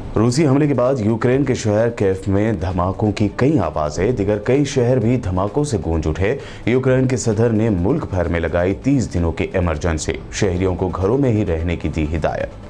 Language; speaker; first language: Urdu; native; Urdu